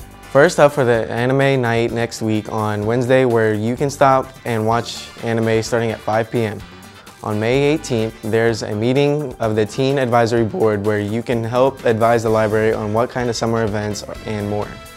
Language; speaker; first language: English; native; English